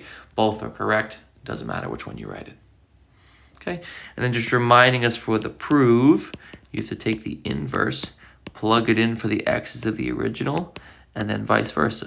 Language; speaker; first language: English; native; English